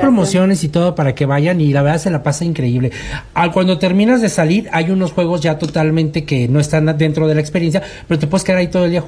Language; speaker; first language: Spanish; native; Spanish